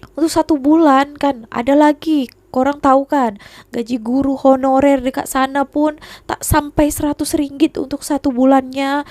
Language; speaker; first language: Indonesian; native; Indonesian